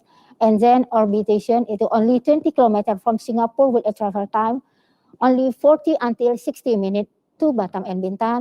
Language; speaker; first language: English; non-native, learner; Indonesian